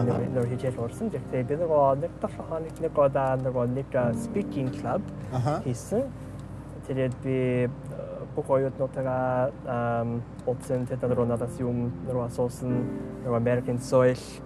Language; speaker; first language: Mongolian; non-native, learner; English